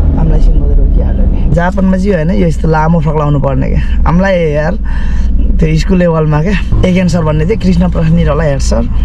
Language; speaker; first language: Nepali; native; Nepali